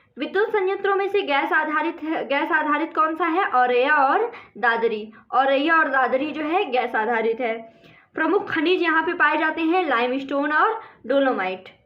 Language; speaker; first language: Hindi; native; Hindi